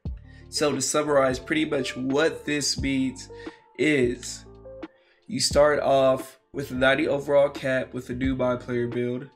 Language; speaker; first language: English; native; English